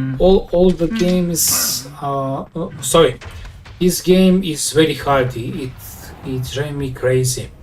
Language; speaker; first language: English; non-native, fluent; Serbian